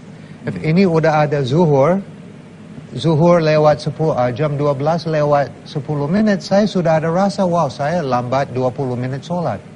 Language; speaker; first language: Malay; non-native, fluent; English